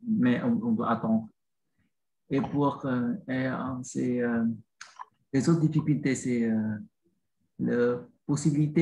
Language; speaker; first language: French; non-native, learner; Vietnamese